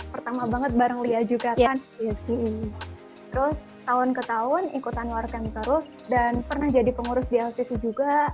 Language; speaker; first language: Indonesian; native; Indonesian